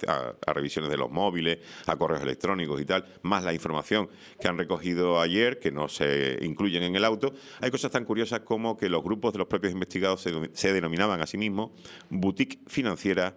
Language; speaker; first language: Spanish; native; Spanish